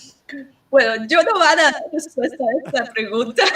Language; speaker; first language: Spanish; non-native, learner; English